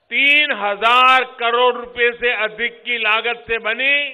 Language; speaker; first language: Hindi; non-native, local second language; Gujarati